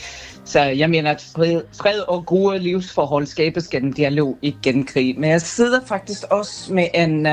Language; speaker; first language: Danish; early bilingual, other home language; Persian